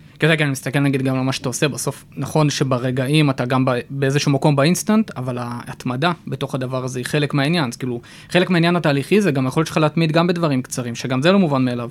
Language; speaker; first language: Hebrew; native; Hebrew